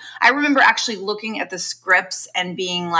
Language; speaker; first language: English; native; English